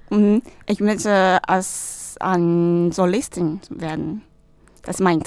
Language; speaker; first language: German; non-native, learner; Chinese